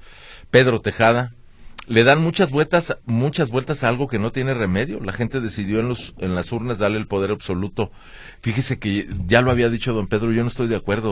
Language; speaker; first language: Spanish; native; Spanish